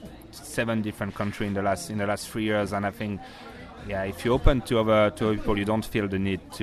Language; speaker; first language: English; non-native, fluent; French